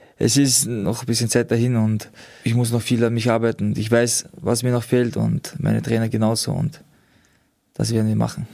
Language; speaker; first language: German; early bilingual, other home language; Georgian